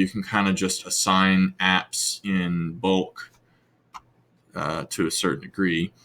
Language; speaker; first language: English; native; English